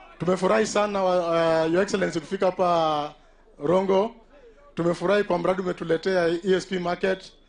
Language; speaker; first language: Swahili; non-native, local second language; Luo (Kenya and Tanzania)